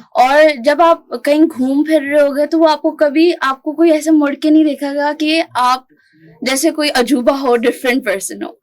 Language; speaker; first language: Urdu; early bilingual, heritage; Urdu